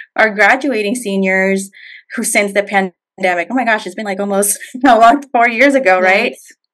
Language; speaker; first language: English; native; English